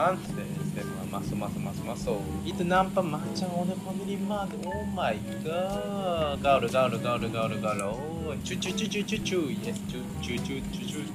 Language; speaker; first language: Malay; non-native, learner; Japanese